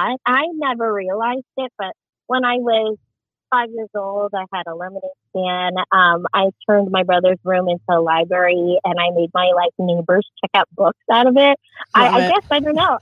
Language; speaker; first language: English; early bilingual, other home language; Filipino